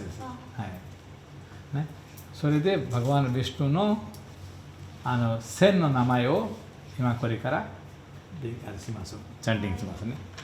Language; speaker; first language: Japanese; non-native, fluent; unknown